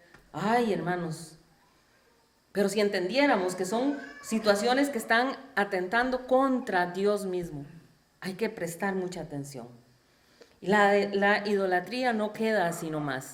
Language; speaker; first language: Spanish; native; Spanish